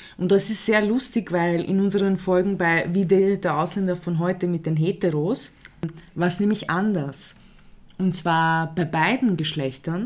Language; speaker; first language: German; early bilingual, other home language; Croatian